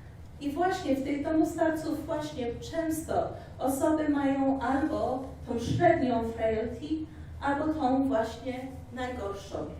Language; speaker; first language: Polish; early bilingual, heritage; Polish